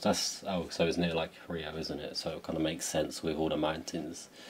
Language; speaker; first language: English; native; English